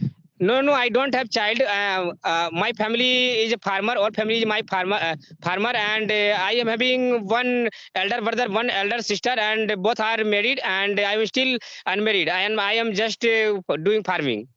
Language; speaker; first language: English; non-native, learner; Hindi